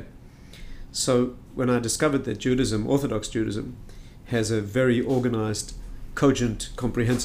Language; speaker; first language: English; native; English